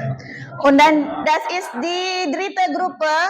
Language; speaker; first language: German; non-native, fluent; Indonesian